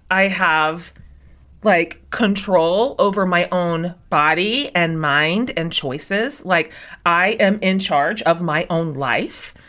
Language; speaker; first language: English; native; English